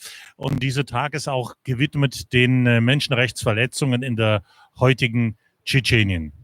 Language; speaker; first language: German; non-native, fluent; Russian